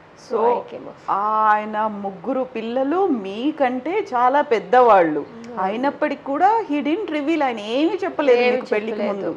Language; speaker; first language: Telugu; native; Telugu